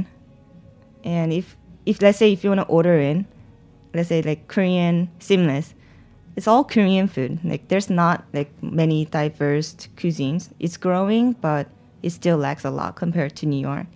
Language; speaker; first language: English; non-native, fluent; Korean